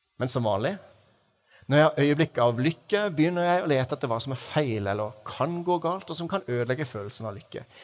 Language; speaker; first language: Norwegian; native; Norwegian